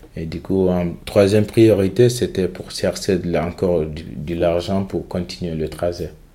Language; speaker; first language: French; non-native, local second language; Fula